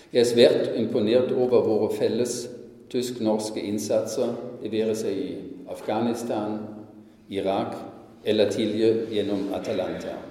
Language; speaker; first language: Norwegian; non-native, fluent; German